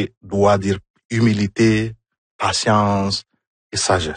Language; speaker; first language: French; non-native, fluent; Igbo